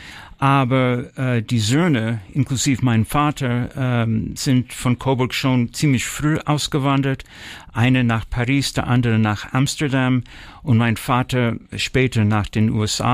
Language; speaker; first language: German; early bilingual, heritage; German